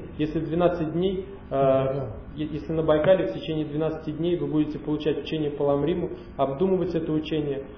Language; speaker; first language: Russian; native; Russian